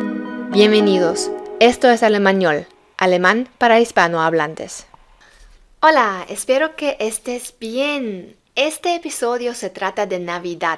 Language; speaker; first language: Spanish; non-native, fluent; German